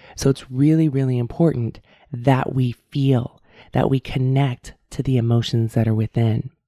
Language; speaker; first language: English; native; English